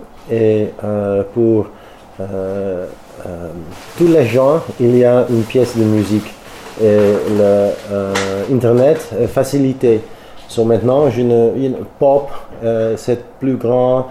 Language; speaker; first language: French; non-native, learner; Dutch